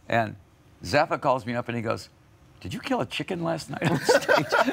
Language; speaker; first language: English; native; English